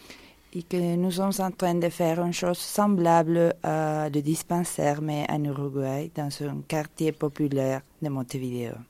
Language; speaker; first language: French; non-native, fluent; Spanish